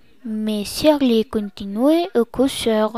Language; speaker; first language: French; non-native, learner; Spanish